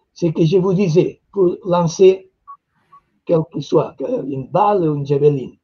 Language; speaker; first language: French; non-native, fluent; Spanish